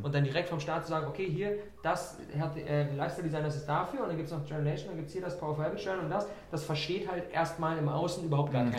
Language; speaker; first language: German; native; German